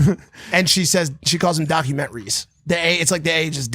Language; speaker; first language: English; native; English